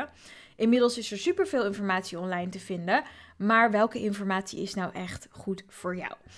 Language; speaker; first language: Dutch; native; Dutch